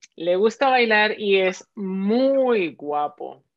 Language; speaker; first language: Spanish; native; Spanish